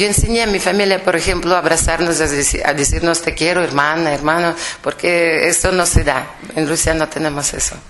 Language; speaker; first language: Spanish; non-native, fluent; Russian